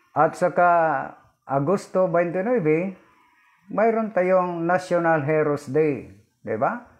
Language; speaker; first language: Filipino; non-native, local second language; Cebuano